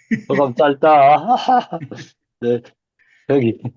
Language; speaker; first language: Korean; native; Korean